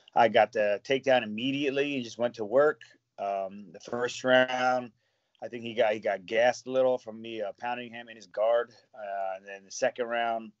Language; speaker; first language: English; native; English